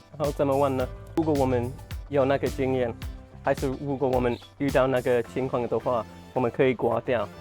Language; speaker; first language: Chinese; non-native, fluent; English